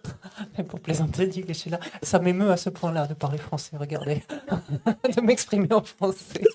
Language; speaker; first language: French; native; French